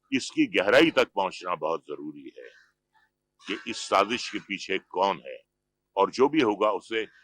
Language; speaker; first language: Hindi; native; Hindi